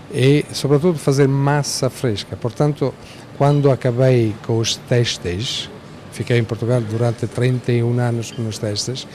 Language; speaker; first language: Portuguese; non-native, fluent; Italian